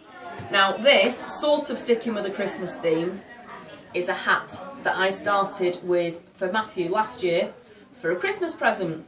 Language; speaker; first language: English; native; English